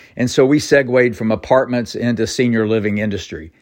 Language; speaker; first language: English; native; English